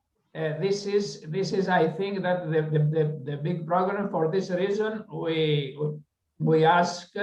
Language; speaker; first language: English; non-native, learner; Greek